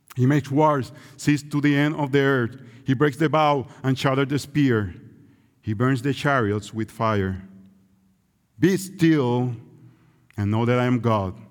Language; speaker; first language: English; non-native, local second language; Spanish